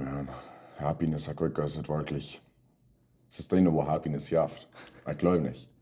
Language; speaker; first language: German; non-native, learner; Plautdietsch